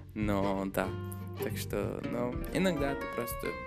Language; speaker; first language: Russian; non-native, fluent; English